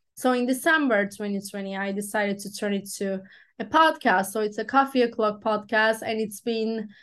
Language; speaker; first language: English; non-native, fluent; Turkish